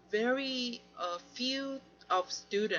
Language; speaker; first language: English; non-native, learner; Korean